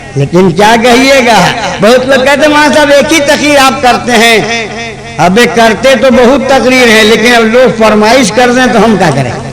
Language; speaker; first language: Hindi; non-native, local second language; Bhojpuri